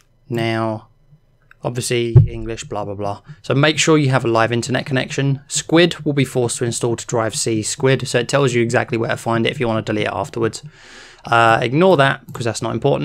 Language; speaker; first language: English; native; English